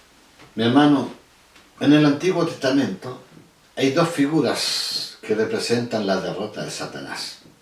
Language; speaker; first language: Spanish; native; Spanish